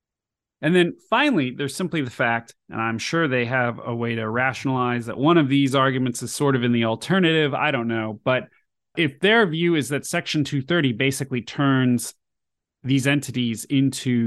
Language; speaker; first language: English; native; English